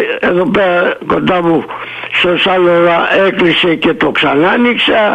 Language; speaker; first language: Greek; native; Greek